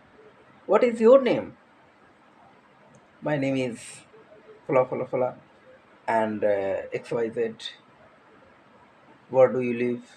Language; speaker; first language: English; non-native, learner; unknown